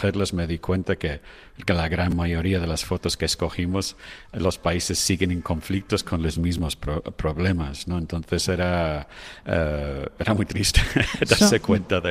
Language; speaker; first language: Spanish; non-native, fluent; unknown